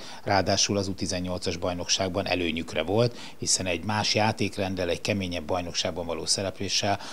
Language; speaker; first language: Hungarian; native; Hungarian